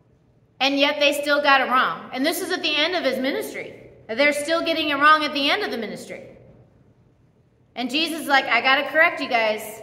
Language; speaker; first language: English; native; English